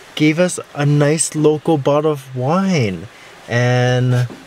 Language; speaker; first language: English; native; English